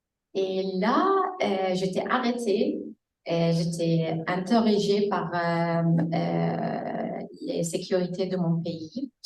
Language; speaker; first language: French; non-native, fluent; Arabic